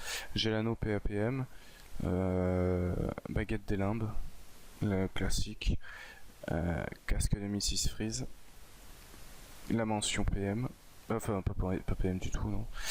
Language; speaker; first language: French; native; French